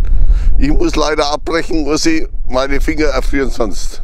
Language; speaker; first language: German; native; German